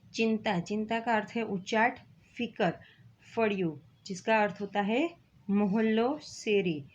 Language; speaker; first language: Hindi; non-native, local second language; Gujarati